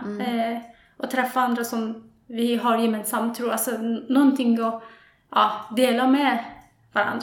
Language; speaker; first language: Swedish; non-native, fluent; Persian